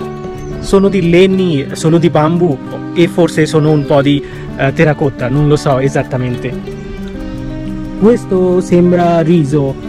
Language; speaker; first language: Italian; non-native, fluent; Bangla